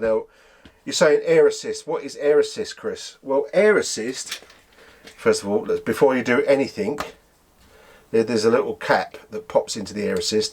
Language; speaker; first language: English; native; English